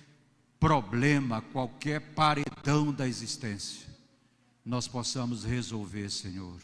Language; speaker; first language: Portuguese; native; Portuguese